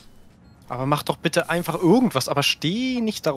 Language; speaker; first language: German; native; German